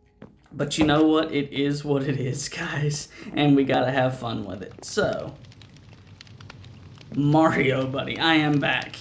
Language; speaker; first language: English; native; English